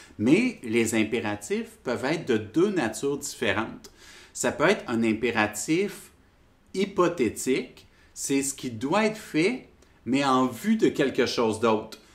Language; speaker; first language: French; native; French